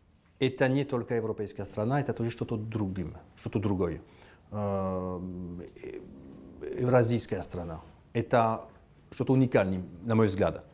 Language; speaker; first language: Russian; non-native, fluent; French